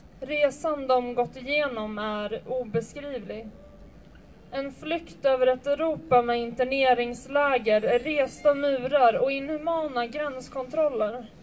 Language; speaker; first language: Swedish; early bilingual, other home language; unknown